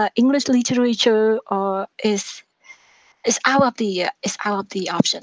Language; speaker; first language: English; non-native, fluent; Vietnamese